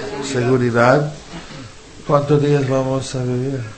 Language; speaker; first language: Spanish; non-native, fluent; English